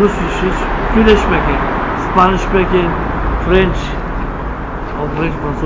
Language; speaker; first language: German; non-native, learner; Bulgarian